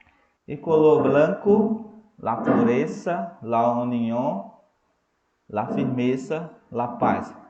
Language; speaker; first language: Spanish; non-native, fluent; Portuguese